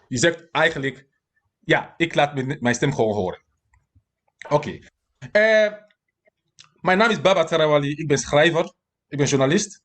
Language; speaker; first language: Dutch; non-native, fluent; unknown